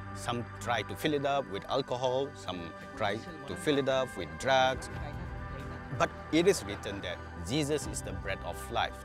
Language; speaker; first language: English; non-native, local second language; Manipuri